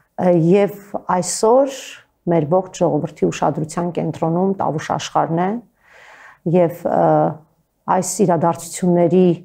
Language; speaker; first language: Armenian; native; Armenian